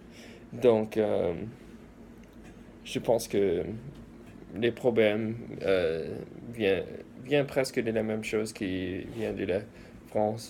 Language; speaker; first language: French; early bilingual, heritage; English